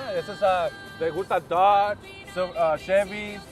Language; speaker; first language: Spanish; early bilingual, heritage; Spanish